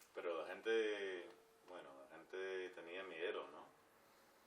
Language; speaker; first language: Spanish; non-native, fluent; English